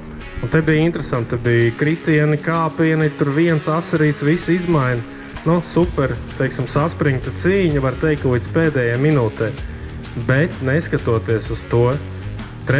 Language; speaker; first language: Latvian; native; Latvian